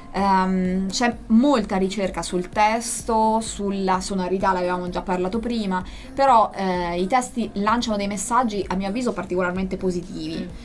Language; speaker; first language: Italian; native; Italian